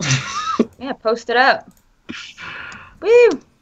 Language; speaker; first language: English; native; English